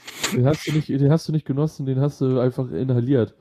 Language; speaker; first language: German; native; German